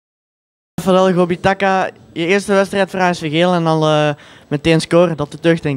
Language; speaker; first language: Dutch; native; Dutch